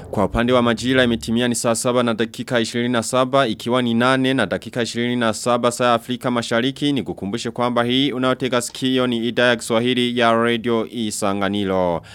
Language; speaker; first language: Swahili; non-native, local second language; Rundi